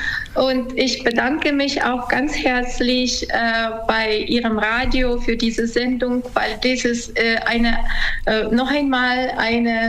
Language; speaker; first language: German; non-native, fluent; Ukrainian